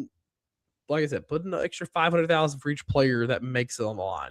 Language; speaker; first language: English; native; English